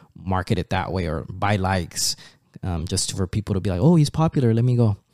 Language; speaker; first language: English; early bilingual, other home language; Spanish